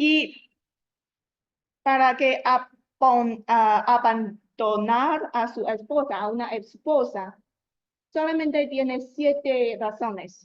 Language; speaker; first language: Spanish; non-native, learner; Chinese